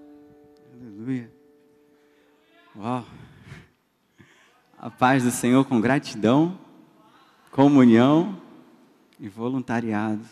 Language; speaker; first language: Portuguese; native; Portuguese